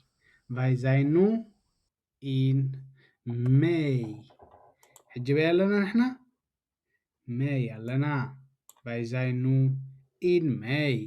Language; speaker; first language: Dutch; non-native, fluent; Tigrinya